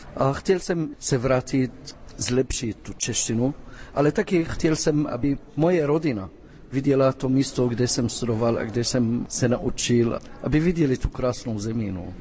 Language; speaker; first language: Czech; non-native, fluent; Arabic